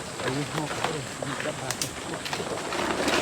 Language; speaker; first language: Thai; non-native, local second language; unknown